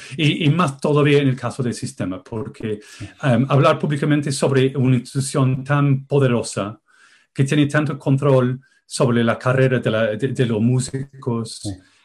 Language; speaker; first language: Spanish; non-native, fluent; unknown